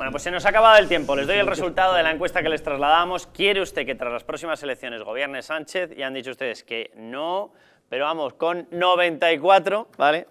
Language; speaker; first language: Spanish; native; Spanish